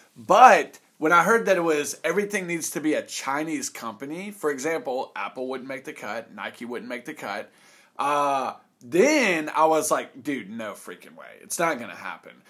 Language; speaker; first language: English; native; English